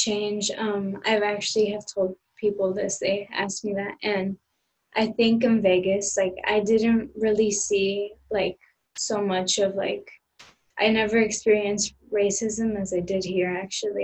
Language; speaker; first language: English; early bilingual, other home language; Spanish